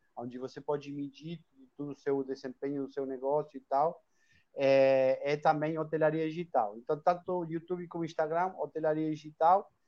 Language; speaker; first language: Portuguese; non-native, fluent; Spanish